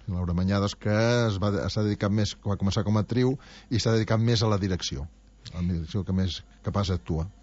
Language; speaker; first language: Catalan; non-native, local second language; Spanish